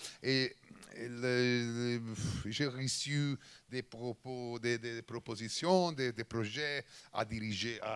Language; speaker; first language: French; non-native, learner; Italian